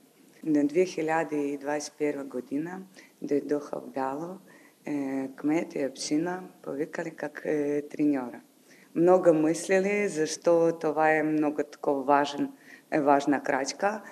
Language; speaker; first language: Bulgarian; non-native, learner; Ukrainian